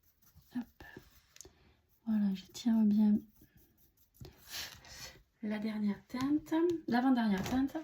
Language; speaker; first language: French; native; French